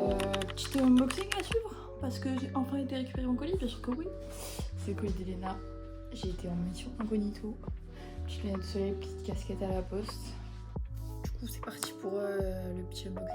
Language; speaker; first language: French; native; French